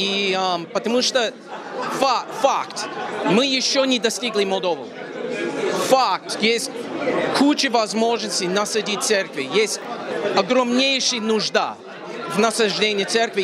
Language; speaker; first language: Russian; non-native, local second language; Romanian